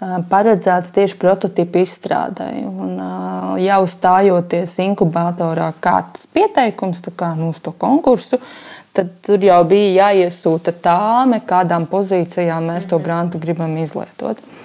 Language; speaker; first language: Latvian; native; Latvian